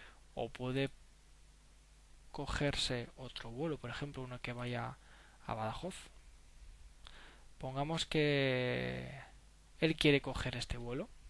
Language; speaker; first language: Spanish; native; Spanish